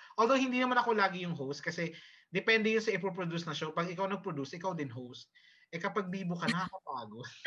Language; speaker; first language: Filipino; early bilingual, heritage; Filipino